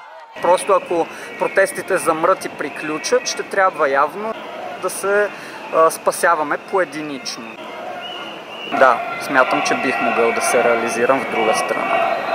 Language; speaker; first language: Bulgarian; native; Bulgarian